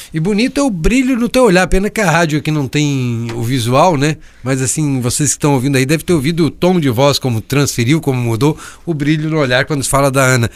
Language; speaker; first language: Portuguese; native; Portuguese